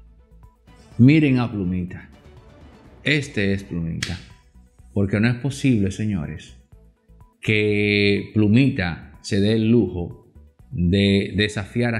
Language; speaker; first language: Spanish; native; Spanish